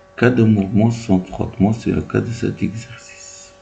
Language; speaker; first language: French; non-native, local second language; Arabic